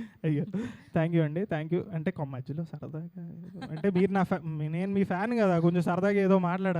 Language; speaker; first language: Telugu; native; Telugu